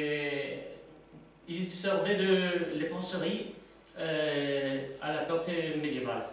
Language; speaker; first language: French; non-native, learner; Spanish